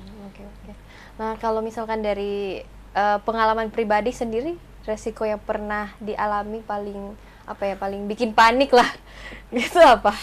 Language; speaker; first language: Indonesian; native; Indonesian